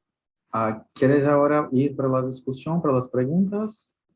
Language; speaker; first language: Spanish; non-native, fluent; Portuguese